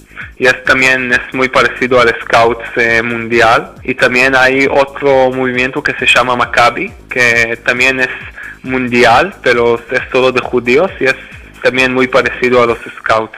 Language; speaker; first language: Spanish; non-native, fluent; Hebrew